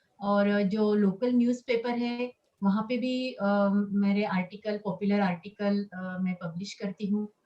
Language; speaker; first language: Hindi; non-native, local second language; Marathi